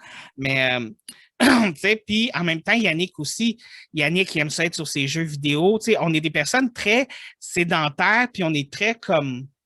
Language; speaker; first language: French; native; French